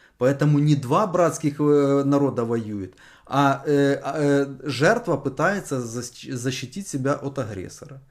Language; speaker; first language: Russian; native; Russian